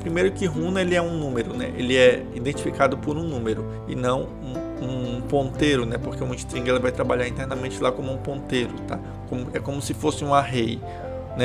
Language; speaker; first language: Portuguese; native; Portuguese